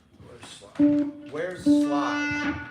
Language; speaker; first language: English; native; English